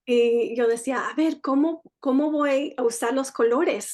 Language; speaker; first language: Spanish; early bilingual, heritage; Spanish